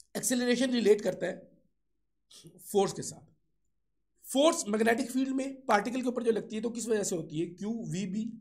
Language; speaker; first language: Urdu; non-native, local second language; Sindhi